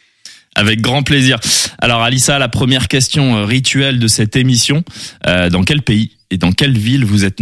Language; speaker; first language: French; native; French